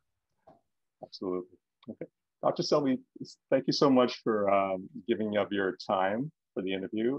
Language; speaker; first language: English; native; English